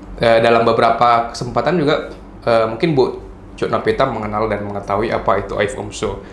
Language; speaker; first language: Indonesian; native; Indonesian